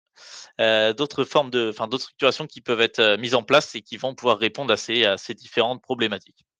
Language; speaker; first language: French; native; French